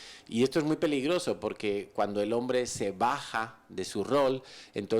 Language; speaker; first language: Spanish; native; Spanish